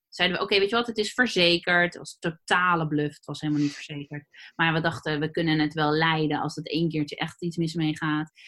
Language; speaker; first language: Dutch; native; Dutch